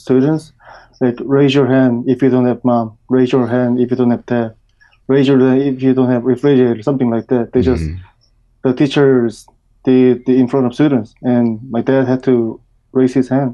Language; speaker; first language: English; non-native, fluent; Korean